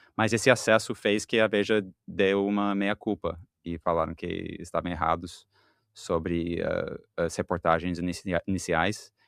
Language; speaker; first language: Portuguese; non-native, fluent; English